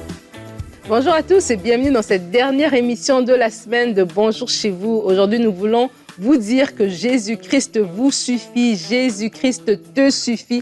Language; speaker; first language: French; native; French